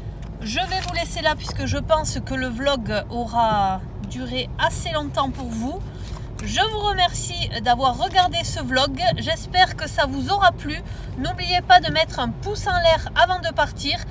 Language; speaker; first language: French; native; French